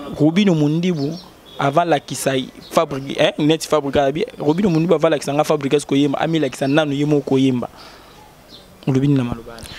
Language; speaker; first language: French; non-native, local second language; Lingala